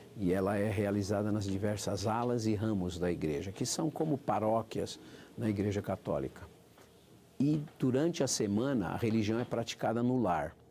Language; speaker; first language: Portuguese; native; Portuguese